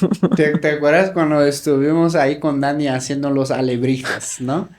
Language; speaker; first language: Spanish; native; Spanish